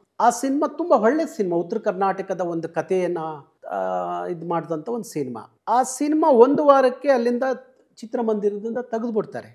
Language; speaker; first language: Kannada; native; Kannada